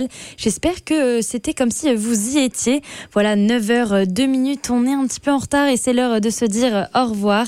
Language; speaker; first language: French; native; French